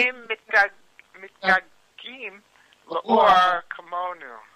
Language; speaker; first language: Hebrew; non-native, learner; English